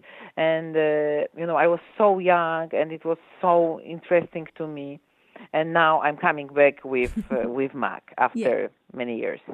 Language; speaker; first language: English; non-native, fluent; Polish